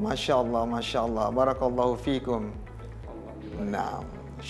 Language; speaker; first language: Arabic; non-native, fluent; Indonesian